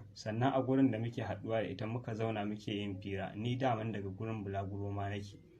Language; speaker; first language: Hausa; native; Hausa